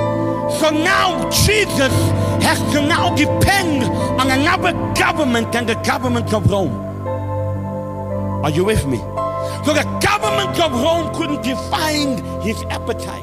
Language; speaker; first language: English; native; English